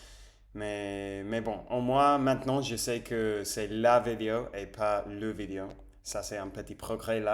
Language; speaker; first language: French; non-native, fluent; Spanish